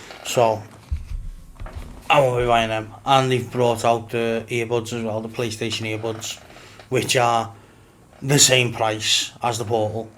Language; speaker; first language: English; native; English